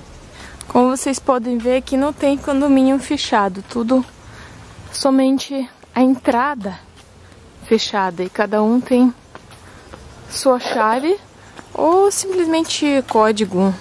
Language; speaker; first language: Portuguese; non-native, fluent; Russian